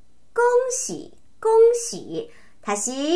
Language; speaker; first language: Korean; non-native, fluent; Chinese